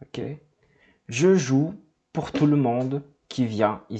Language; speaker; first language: French; non-native, fluent; Portuguese